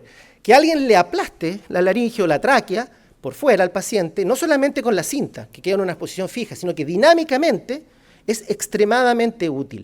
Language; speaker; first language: Spanish; native; Spanish